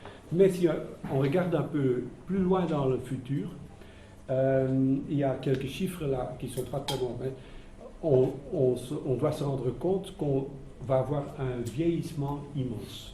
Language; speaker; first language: French; non-native, local second language; Dutch